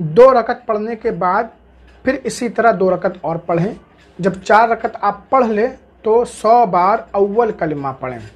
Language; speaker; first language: Hindi; native; Hindi